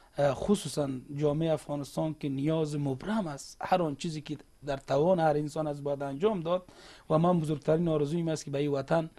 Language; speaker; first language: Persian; non-native, local second language; Uzbek